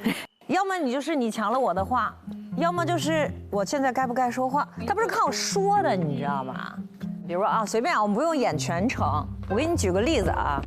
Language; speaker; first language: Chinese; native; Chinese